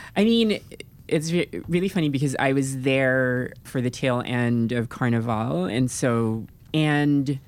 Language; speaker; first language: English; non-native, local second language; Filipino